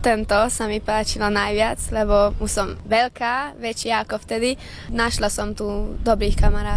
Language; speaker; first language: Slovak; non-native, local second language; Hungarian